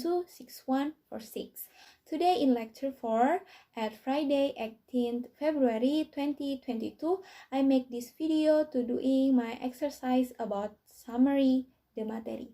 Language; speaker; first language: English; non-native, learner; Indonesian